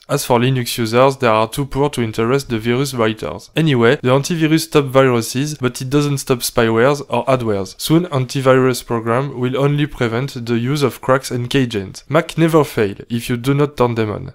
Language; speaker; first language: English; non-native, fluent; French